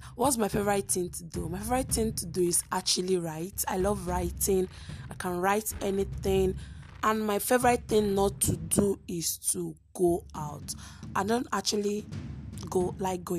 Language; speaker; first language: English; non-native, local second language; Igbo